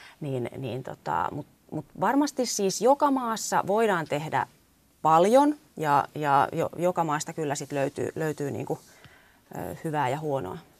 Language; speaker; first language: Finnish; native; Finnish